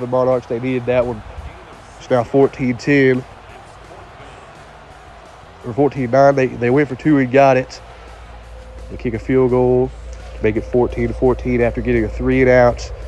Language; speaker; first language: English; native; English